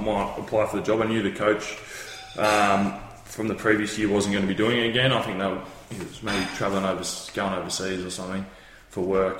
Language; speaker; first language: English; native; English